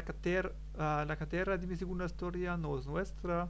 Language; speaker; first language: Spanish; non-native, learner; German